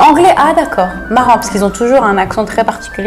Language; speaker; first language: French; native; French